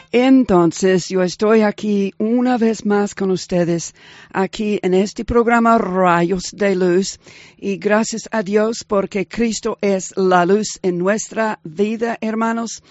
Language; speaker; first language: Spanish; non-native, fluent; English